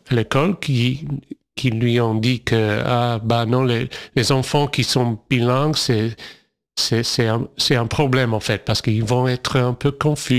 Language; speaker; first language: French; non-native, fluent; English